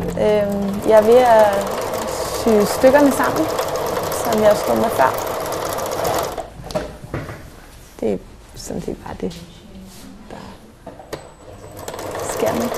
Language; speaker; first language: Danish; native; Danish